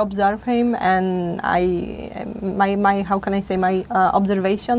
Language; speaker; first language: English; non-native, fluent; Polish